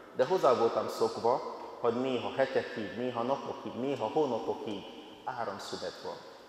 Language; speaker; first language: Hungarian; non-native, fluent; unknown